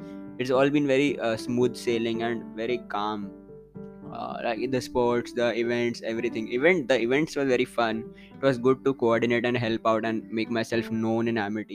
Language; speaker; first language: English; non-native, local second language; Hindi